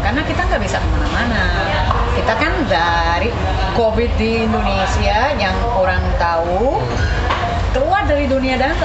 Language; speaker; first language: Indonesian; non-native, fluent; Spanish